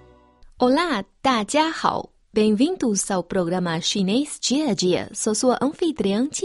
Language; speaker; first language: Portuguese; non-native, fluent; Chinese